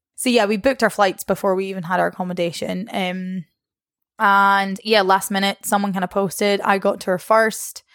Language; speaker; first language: English; native; English